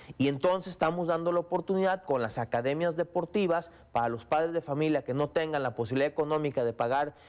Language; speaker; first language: Spanish; native; Spanish